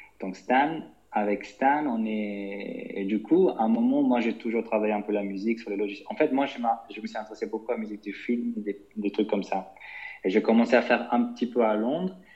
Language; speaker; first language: French; non-native, fluent; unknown